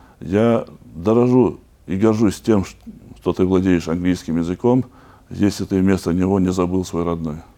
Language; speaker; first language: Russian; non-native, local second language; Chechen